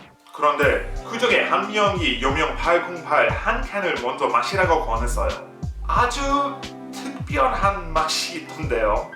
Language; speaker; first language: Korean; non-native, fluent; English